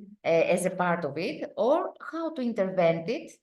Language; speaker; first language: English; non-native, fluent; Greek